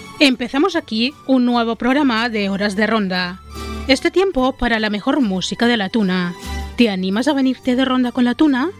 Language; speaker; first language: Spanish; native; Spanish